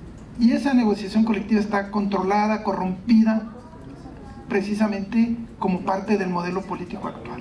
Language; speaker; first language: Spanish; native; Spanish